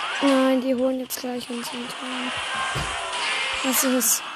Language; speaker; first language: German; native; German